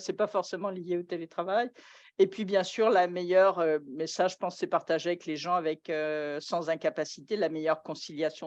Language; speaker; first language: French; native; French